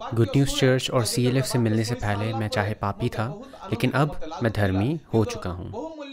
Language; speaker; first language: Hindi; non-native, local second language; Odia